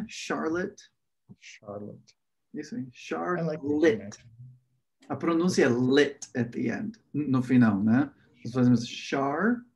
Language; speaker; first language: Portuguese; non-native, fluent; English